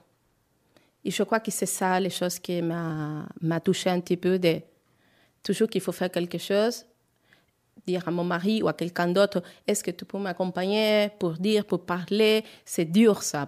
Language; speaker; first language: French; non-native, learner; Spanish